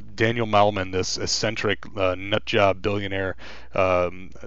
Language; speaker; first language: English; native; English